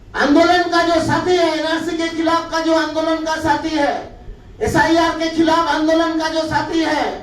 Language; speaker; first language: Hindi; non-native, local second language; Bangla